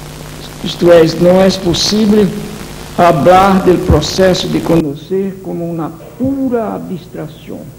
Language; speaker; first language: Spanish; non-native, fluent; Portuguese